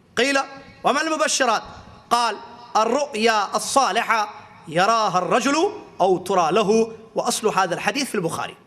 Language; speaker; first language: Urdu; native; Urdu